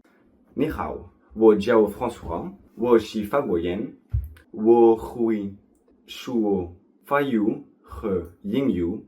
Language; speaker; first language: Chinese; non-native, learner; French